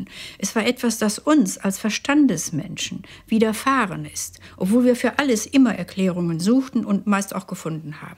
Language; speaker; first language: German; native; German